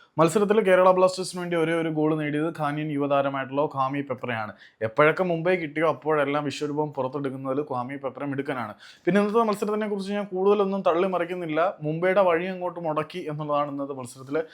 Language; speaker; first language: Malayalam; native; Malayalam